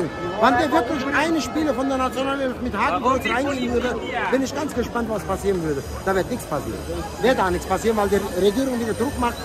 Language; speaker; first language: German; non-native, fluent; Turkish